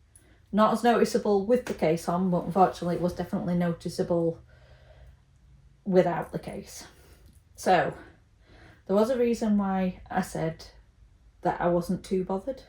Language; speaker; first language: English; native; English